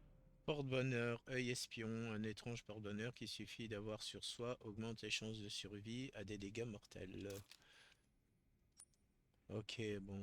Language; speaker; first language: French; native; French